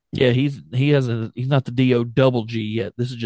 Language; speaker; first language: English; native; English